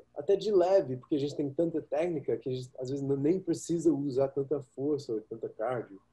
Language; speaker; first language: Portuguese; early bilingual, heritage; English